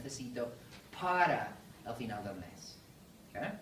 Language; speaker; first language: Spanish; non-native, fluent; English